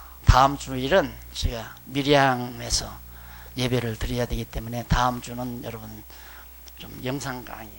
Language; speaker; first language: Korean; native; Korean